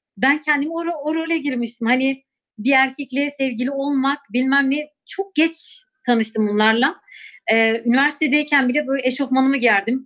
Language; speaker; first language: Turkish; non-native, local second language; Kurdish